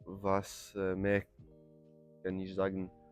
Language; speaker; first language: German; non-native, learner; French